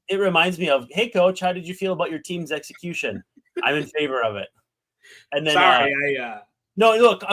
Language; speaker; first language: English; native; English